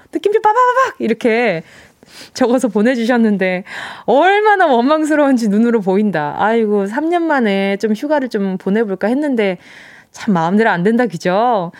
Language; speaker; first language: Korean; native; Korean